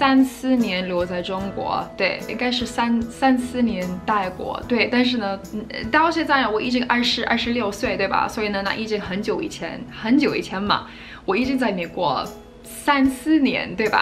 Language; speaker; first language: Chinese; non-native, fluent; English